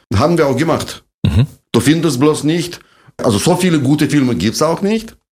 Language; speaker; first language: German; non-native, fluent; Russian